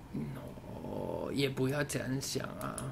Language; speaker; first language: Chinese; non-native, fluent; English